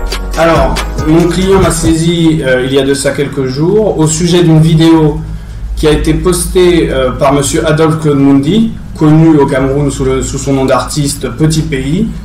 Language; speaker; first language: French; native; French